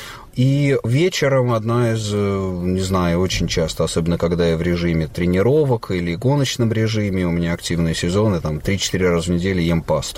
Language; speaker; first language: Russian; native; Russian